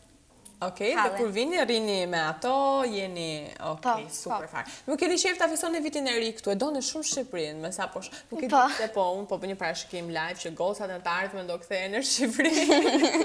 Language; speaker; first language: Albanian; native; Albanian